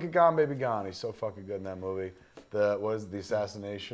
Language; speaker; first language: English; native; English